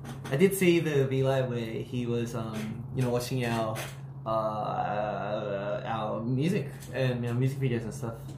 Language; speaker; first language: English; early bilingual, other home language; Korean